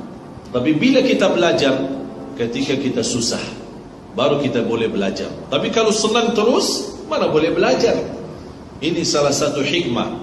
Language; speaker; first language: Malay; non-native, fluent; Arabic